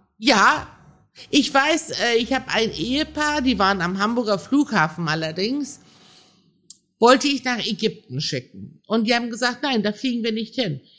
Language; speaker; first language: German; early bilingual, other home language; Persian